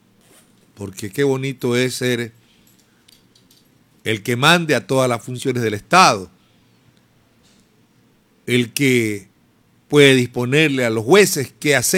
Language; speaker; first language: Spanish; native; Spanish